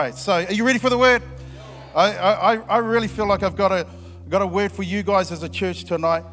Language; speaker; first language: English; native; English